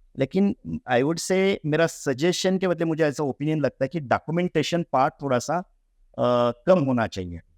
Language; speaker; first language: Hindi; non-native, local second language; Marathi